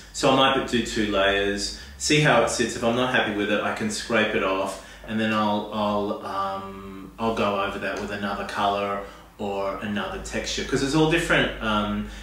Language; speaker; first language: English; native; English